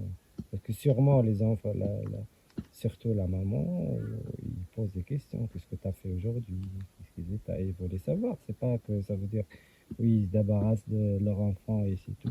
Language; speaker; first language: French; non-native, local second language; Arabic